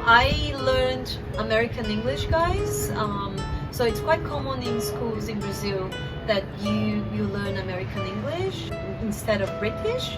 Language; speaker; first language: English; non-native, fluent; Portuguese